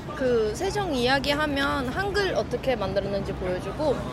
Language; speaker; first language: Korean; early bilingual, heritage; Korean